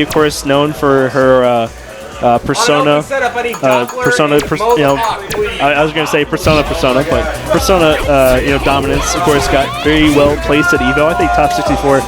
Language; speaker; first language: English; native; English